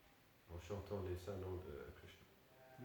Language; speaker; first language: French; non-native, fluent; Danish